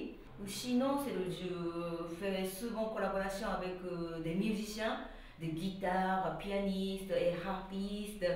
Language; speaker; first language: French; non-native, learner; Japanese